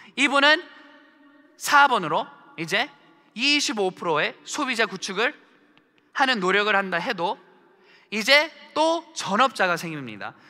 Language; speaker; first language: Korean; early bilingual, heritage; Korean